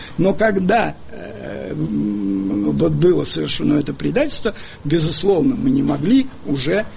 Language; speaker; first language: Russian; native; Russian